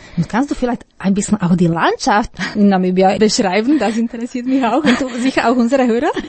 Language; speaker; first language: German; non-native, fluent; Slovak